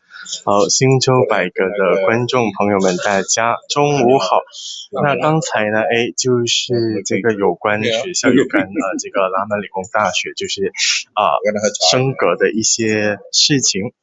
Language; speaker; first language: Chinese; native; Chinese